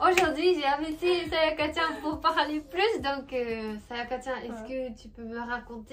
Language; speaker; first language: French; non-native, fluent; Japanese